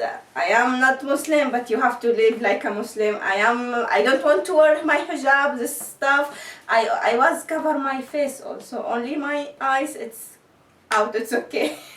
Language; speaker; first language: English; non-native, learner; Arabic